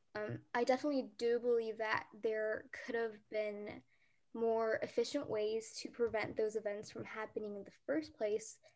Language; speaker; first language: English; early bilingual, other home language; Korean